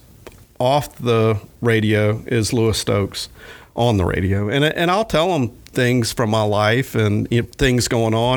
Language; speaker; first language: English; native; English